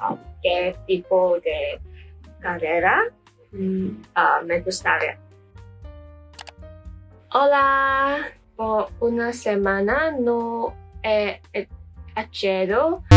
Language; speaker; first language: Spanish; non-native, learner; Malay